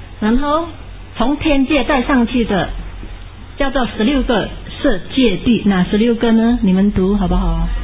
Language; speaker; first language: Chinese; native; Chinese